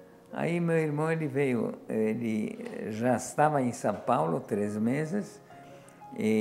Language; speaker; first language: Portuguese; non-native, fluent; Polish